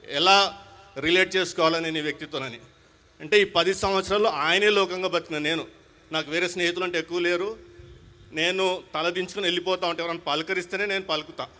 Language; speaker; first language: Telugu; non-native, local second language; Hindi